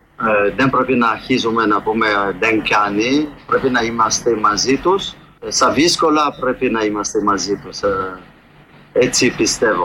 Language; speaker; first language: Greek; non-native, fluent; French